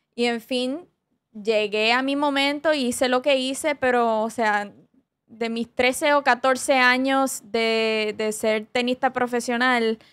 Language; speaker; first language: Spanish; early bilingual, heritage; Spanish